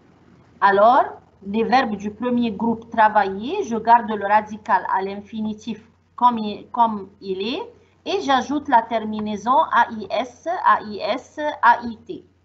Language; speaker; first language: French; non-native, fluent; Arabic